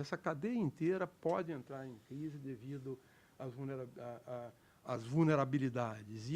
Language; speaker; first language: Portuguese; native; Portuguese